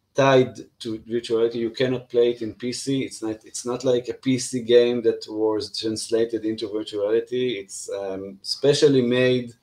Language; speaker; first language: English; non-native, fluent; Hebrew